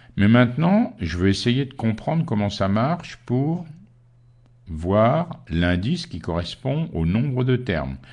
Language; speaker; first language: French; native; French